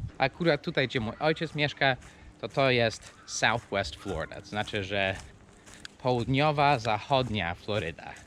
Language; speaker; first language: Polish; non-native, fluent; English